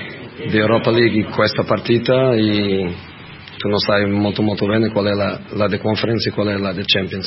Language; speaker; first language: Italian; non-native, fluent; Portuguese